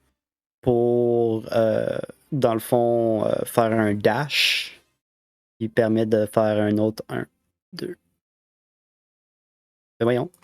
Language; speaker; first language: French; native; French